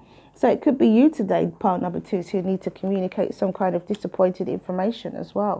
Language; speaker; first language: English; native; English